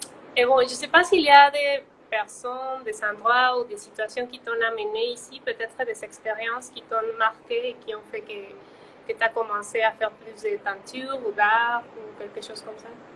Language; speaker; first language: French; non-native, fluent; Spanish